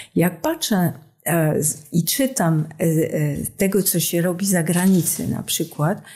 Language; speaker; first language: Polish; non-native, fluent; French